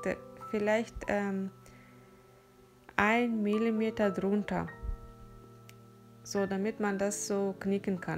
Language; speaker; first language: German; non-native, fluent; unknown